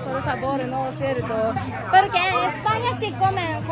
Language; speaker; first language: Spanish; non-native, learner; Japanese